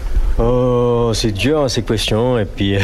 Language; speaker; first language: French; non-native, learner; Japanese